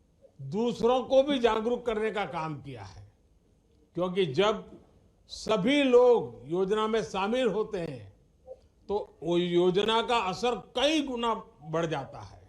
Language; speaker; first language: Hindi; non-native, local second language; Gujarati